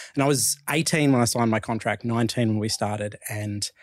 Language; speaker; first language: English; early bilingual, other home language; Chinese